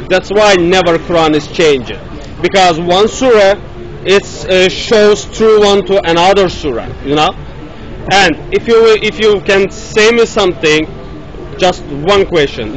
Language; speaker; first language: English; non-native, learner; Turkish